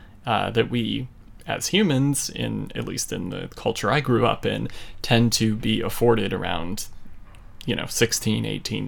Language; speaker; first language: English; native; English